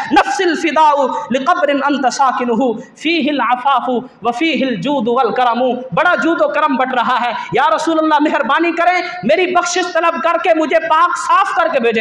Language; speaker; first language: Urdu; native; Urdu